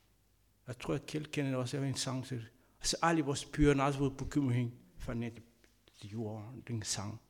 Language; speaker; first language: Danish; non-native, fluent; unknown